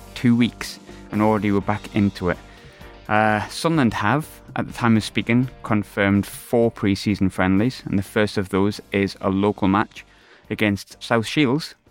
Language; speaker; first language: English; native; English